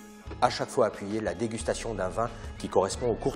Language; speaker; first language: French; native; French